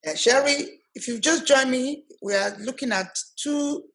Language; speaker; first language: English; non-native, local second language; Yoruba